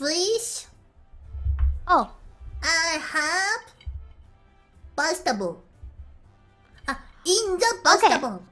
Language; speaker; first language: English; non-native, learner; Japanese